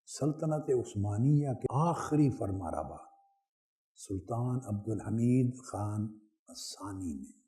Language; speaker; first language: Urdu; non-native, local second language; Punjabi